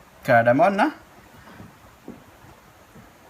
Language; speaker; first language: English; non-native, learner; Réunion Creole French